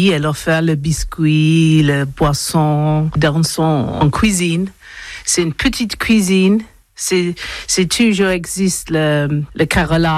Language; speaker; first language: French; non-native, learner; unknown